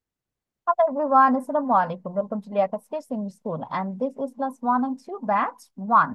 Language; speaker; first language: English; non-native, fluent; Bangla